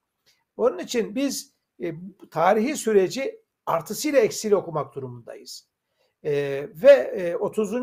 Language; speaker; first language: Turkish; native; Turkish